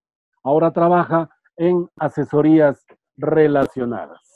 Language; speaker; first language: Spanish; native; Spanish